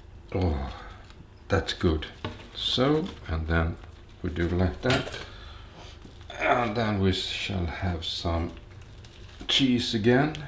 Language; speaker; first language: English; non-native, fluent; Swedish